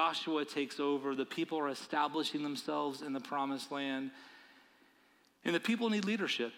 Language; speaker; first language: English; native; English